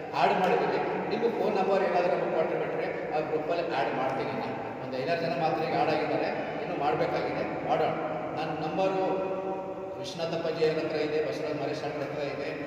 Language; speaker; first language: Kannada; native; Kannada